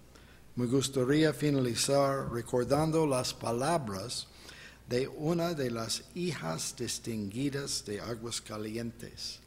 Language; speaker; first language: Spanish; non-native, fluent; English